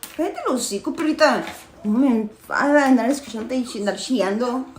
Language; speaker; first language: Spanish; early bilingual, other home language; English